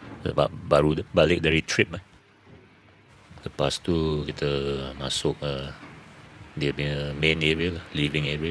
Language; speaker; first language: Malay; native; Malay